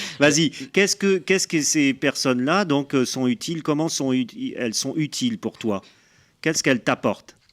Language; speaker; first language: French; native; French